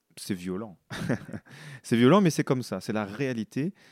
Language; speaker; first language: French; non-native, local second language; Réunion Creole French